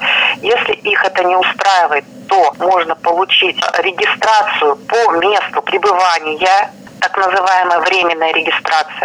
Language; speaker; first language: Russian; native; Russian